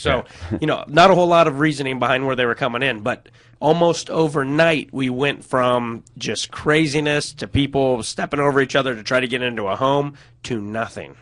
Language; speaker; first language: English; native; English